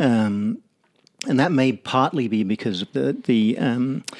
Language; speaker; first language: English; native; English